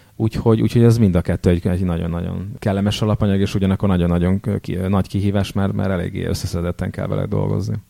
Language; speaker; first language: Hungarian; native; Hungarian